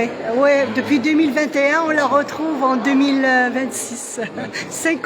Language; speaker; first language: French; non-native, local second language; Arabic